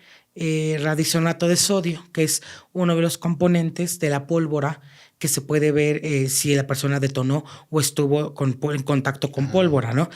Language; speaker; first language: Spanish; native; Spanish